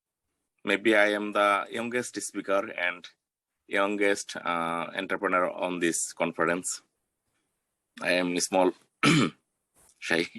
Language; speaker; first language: English; non-native, learner; Bangla